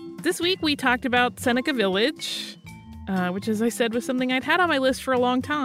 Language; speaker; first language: English; native; English